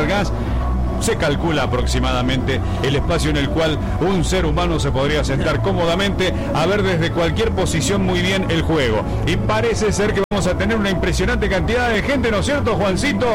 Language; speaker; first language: Spanish; native; Spanish